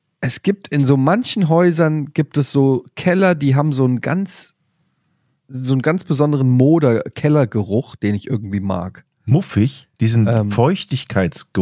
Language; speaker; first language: German; native; German